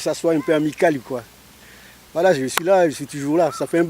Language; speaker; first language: French; non-native, local second language; Lingala